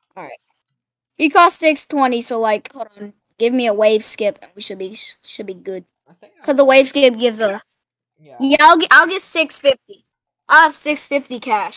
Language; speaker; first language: English; native; English